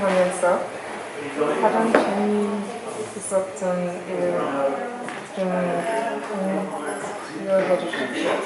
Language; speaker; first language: Korean; non-native, learner; English